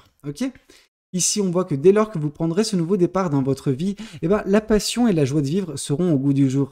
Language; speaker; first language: French; native; French